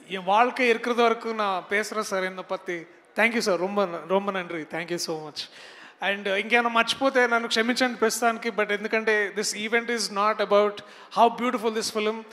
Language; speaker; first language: Telugu; native; Telugu